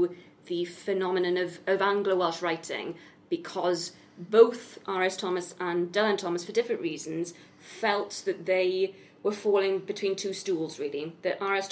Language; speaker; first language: English; native; English